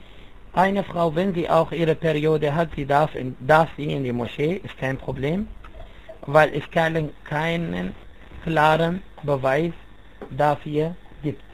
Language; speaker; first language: German; non-native, fluent; Arabic